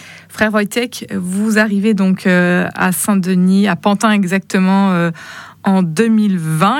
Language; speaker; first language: French; native; French